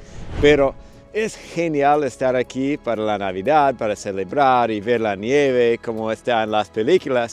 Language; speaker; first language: Spanish; non-native, fluent; English